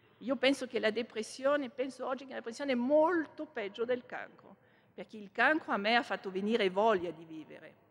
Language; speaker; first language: Italian; non-native, fluent; French